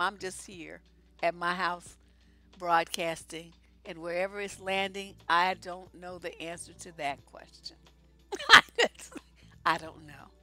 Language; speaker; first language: English; native; English